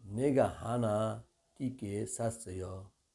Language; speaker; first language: Korean; non-native, learner; Bangla